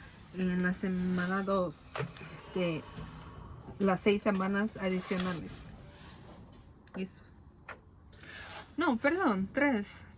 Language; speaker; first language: Spanish; early bilingual, heritage; Spanish